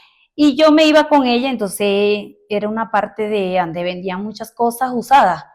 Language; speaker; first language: Spanish; native; Spanish